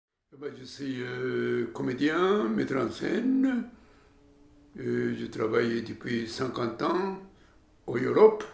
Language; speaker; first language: French; non-native, learner; Japanese